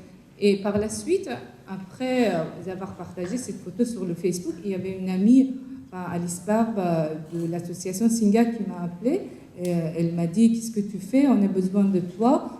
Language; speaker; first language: French; non-native, fluent; Persian